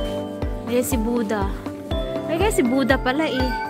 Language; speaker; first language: Filipino; native; Filipino